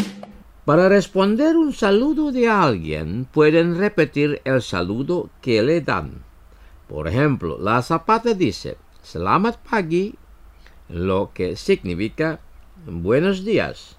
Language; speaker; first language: Spanish; non-native, fluent; Indonesian